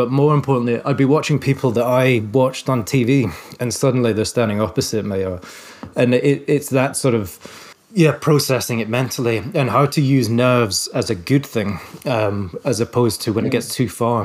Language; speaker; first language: English; native; English